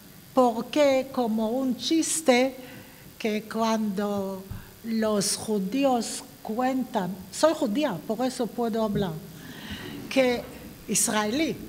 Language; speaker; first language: Spanish; non-native, fluent; Hebrew